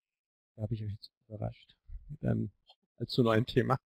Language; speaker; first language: German; native; German